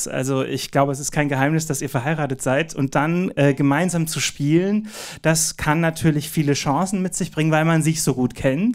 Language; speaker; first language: German; native; German